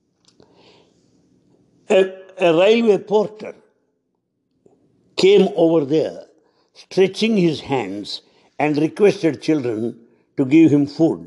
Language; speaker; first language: English; non-native, local second language; Telugu